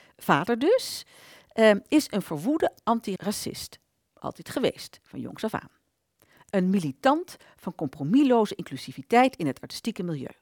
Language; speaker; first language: Dutch; native; Dutch